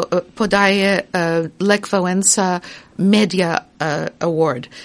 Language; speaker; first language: Polish; non-native, fluent; English